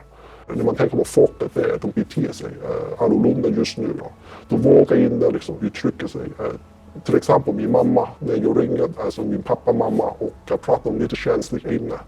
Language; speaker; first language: Swedish; non-native, fluent; Cantonese